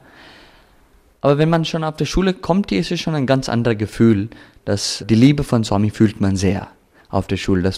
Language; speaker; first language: German; early bilingual, heritage; German